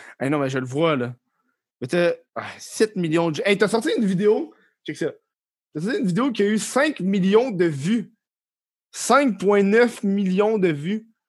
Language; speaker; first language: French; native; French